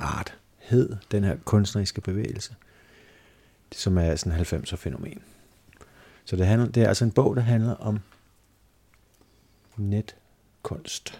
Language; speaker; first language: Danish; native; Danish